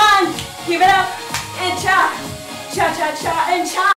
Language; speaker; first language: English; native; English